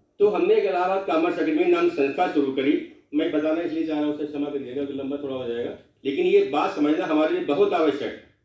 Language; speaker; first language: Hindi; non-native, local second language; Bhojpuri